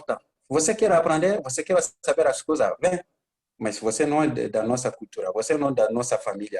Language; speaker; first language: Portuguese; non-native, learner; Bambara